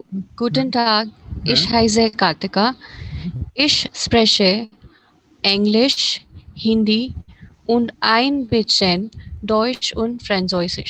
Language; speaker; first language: German; non-native, learner; Hindi